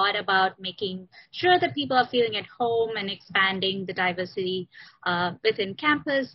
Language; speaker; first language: English; non-native, local second language; Sinhala